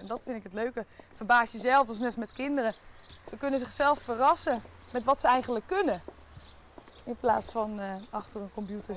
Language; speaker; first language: Dutch; native; Dutch